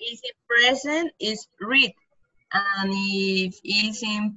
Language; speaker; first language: English; non-native, learner; Spanish